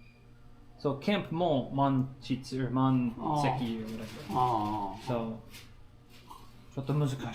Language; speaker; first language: Japanese; non-native, learner; English